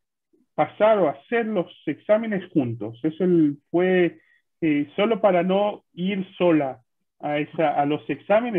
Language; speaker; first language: Spanish; non-native, fluent; Hebrew